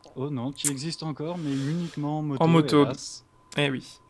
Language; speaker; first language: French; native; French